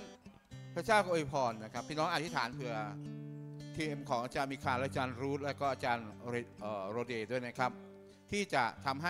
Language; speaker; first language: Thai; native; Thai